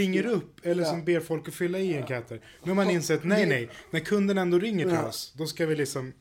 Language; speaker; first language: Swedish; native; Swedish